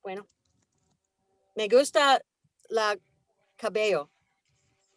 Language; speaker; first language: Spanish; non-native, learner; English